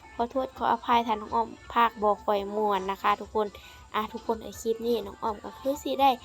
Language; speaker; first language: Thai; non-native, local second language; Lao